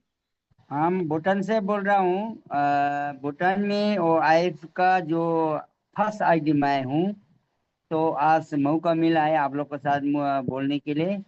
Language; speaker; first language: Hindi; non-native, learner; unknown